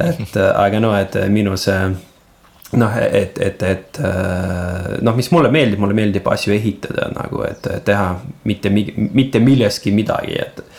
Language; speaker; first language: Estonian; non-native, local second language; Russian